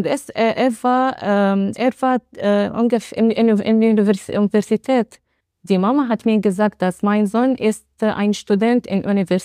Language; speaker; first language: German; non-native, learner; Arabic